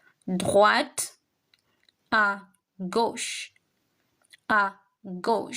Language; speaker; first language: French; non-native, local second language; Swahili